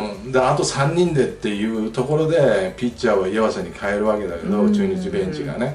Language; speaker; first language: Japanese; native; Japanese